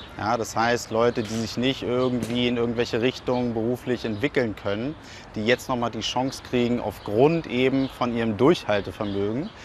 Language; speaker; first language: German; native; German